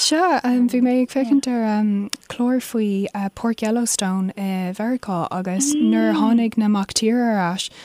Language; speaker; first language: Irish; non-native, local second language; English